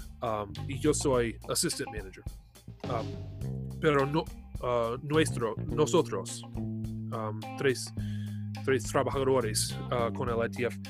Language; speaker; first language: Spanish; non-native, learner; English